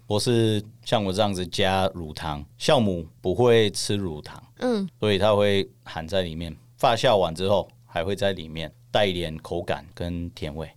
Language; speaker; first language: Chinese; non-native, fluent; English